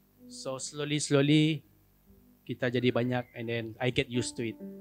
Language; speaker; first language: English; non-native, local second language; Malay